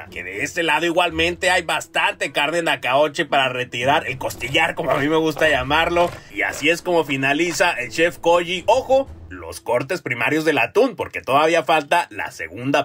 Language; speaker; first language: Spanish; native; Spanish